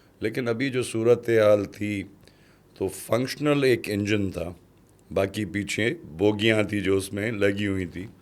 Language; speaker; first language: Urdu; non-native, local second language; Sindhi